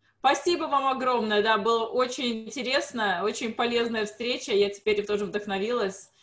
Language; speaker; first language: Russian; native; Russian